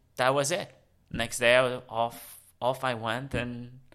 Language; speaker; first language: English; early bilingual, other home language; Romanian